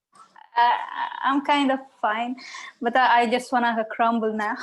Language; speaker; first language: English; non-native, learner; Arabic